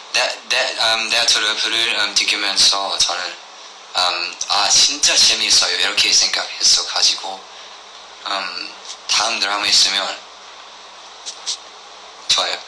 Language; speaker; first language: Korean; non-native, learner; Thai